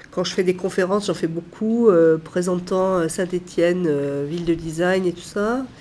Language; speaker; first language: French; native; French